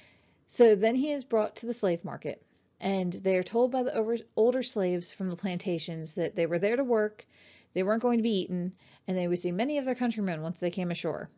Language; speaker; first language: English; native; English